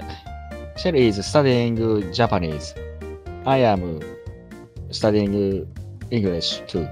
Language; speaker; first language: English; non-native, learner; Japanese